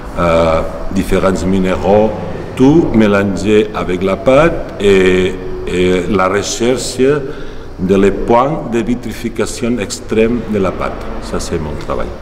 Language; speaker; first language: French; non-native, learner; Catalan